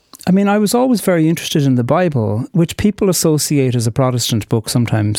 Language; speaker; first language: English; non-native, local second language; Irish